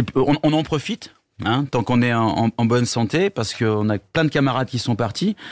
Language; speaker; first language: French; native; French